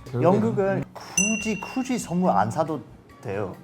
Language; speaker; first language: Korean; non-native, fluent; English